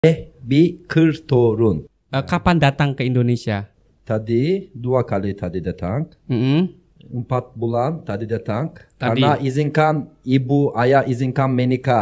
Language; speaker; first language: Indonesian; non-native, learner; Turkish